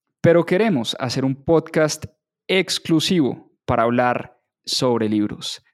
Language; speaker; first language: Spanish; native; Spanish